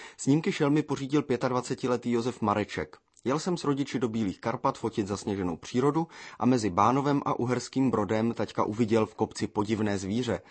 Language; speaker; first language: Czech; native; Czech